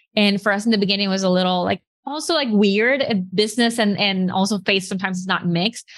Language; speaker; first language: English; non-native, fluent; Spanish